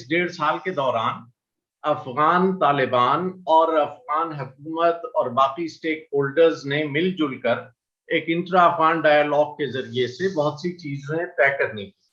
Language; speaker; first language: Urdu; native; Urdu